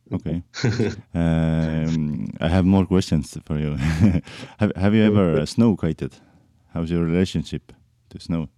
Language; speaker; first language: English; non-native, fluent; Estonian